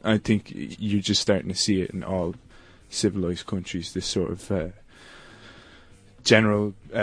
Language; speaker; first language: English; native; English